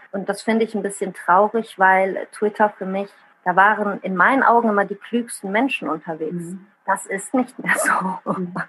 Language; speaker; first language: German; early bilingual, other home language; Italian